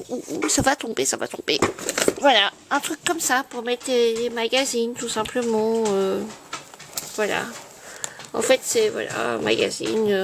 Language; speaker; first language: French; native; French